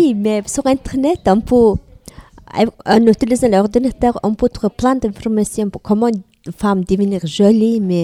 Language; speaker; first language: French; non-native, learner; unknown